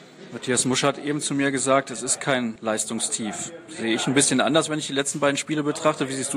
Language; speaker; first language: German; native; German